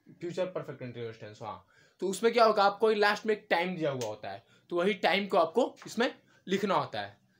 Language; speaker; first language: Hindi; native; Hindi